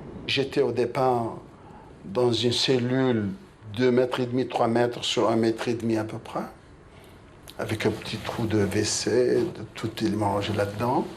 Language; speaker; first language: French; non-native, local second language; Arabic